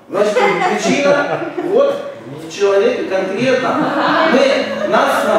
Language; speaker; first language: Russian; native; Russian